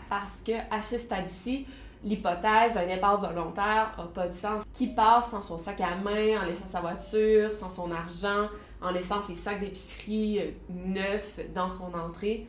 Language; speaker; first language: French; native; French